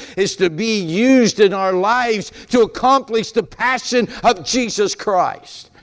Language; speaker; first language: English; native; English